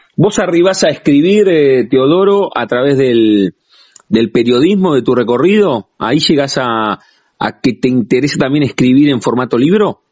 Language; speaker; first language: Spanish; native; Spanish